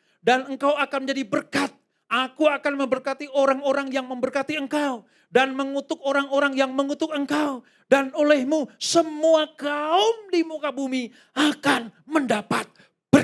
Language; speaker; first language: Indonesian; native; Indonesian